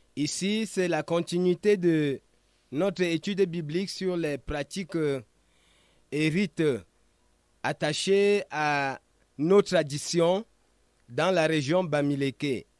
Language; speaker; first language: French; non-native, local second language; Ghomala